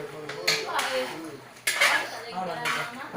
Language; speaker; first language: Filipino; non-native, local second language; Cebuano